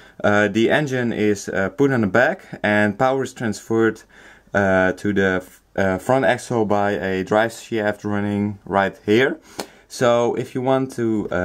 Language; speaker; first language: English; non-native, fluent; Dutch